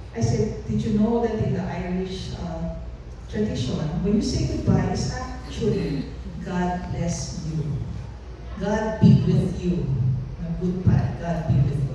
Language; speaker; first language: English; non-native, local second language; Filipino